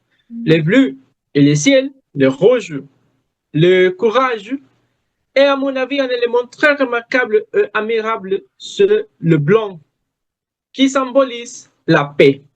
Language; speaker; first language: French; non-native, learner; Spanish